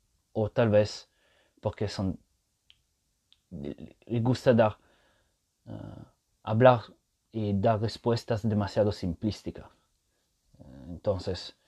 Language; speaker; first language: Spanish; non-native, fluent; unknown